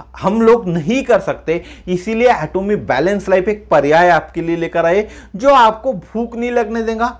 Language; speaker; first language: Hindi; non-native, local second language; Marathi